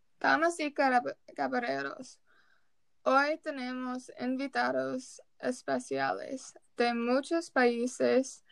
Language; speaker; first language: Spanish; non-native, learner; English